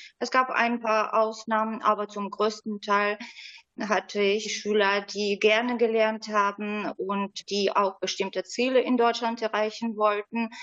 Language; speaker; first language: German; native; German